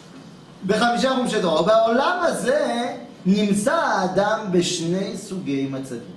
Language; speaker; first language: Hebrew; non-native, fluent; French